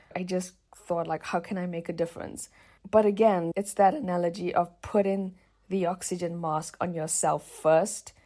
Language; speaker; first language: English; native; English